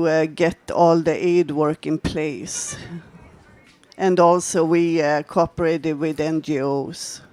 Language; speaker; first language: English; non-native, fluent; Swedish